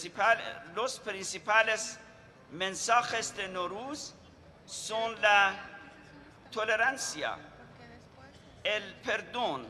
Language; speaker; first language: Spanish; non-native, fluent; Persian